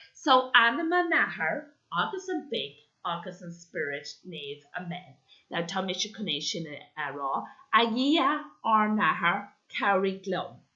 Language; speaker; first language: Irish; non-native, local second language; English